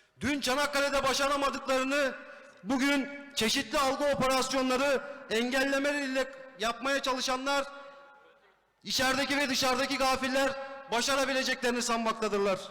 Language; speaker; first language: Turkish; native; Turkish